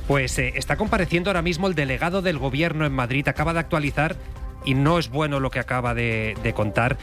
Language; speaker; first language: Spanish; native; Spanish